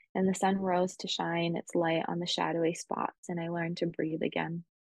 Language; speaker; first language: English; early bilingual, other home language; Spanish